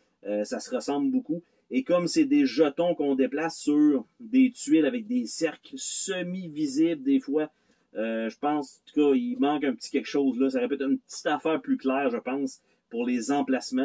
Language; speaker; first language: French; native; French